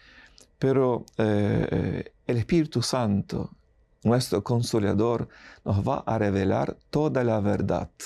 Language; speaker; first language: Spanish; non-native, fluent; Ukrainian